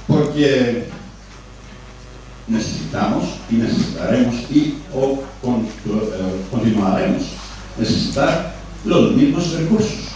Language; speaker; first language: Spanish; non-native, learner; Greek